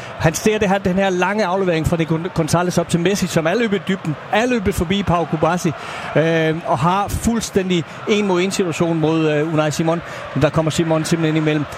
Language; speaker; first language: Danish; native; Danish